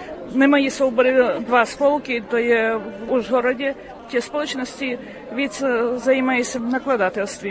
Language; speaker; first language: Czech; early bilingual, heritage; Czech